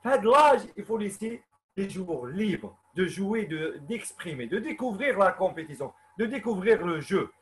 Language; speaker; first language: French; non-native, local second language; Arabic